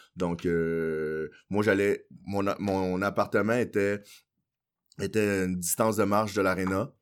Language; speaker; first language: French; early bilingual, other home language; Haitian Creole